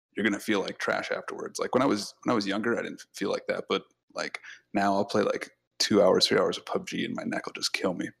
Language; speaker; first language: English; native; English